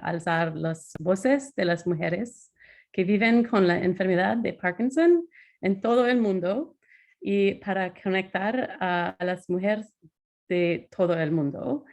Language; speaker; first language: Spanish; non-native, learner; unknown